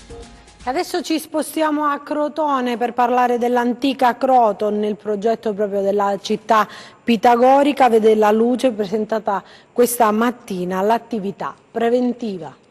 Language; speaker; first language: Italian; native; Italian